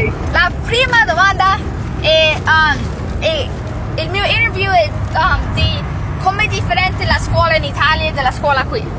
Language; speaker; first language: Italian; non-native, learner; English